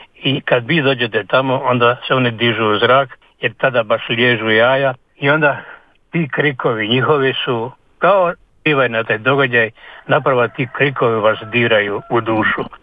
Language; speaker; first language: Croatian; native; Croatian